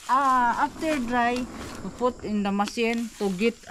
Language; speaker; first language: English; non-native, learner; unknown